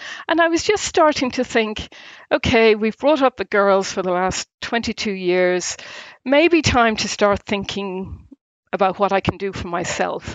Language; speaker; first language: English; native; English